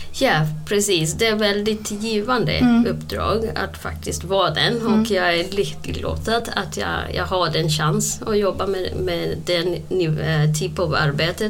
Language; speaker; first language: Swedish; non-native, fluent; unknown